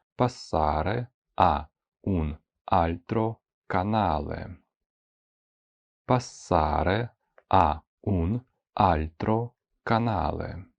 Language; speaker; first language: Italian; non-native, fluent; Ukrainian